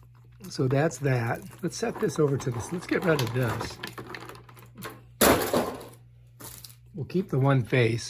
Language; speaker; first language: English; native; English